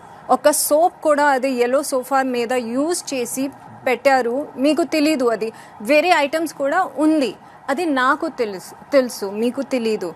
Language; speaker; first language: Telugu; non-native, learner; Hindi